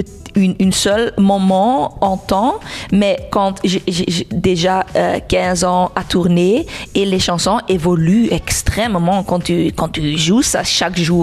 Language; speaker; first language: French; non-native, local second language; Dutch